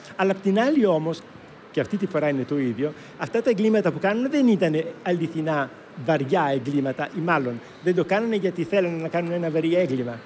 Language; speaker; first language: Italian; native; Italian